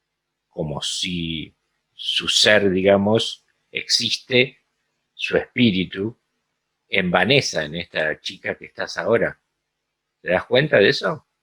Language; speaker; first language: Spanish; native; Spanish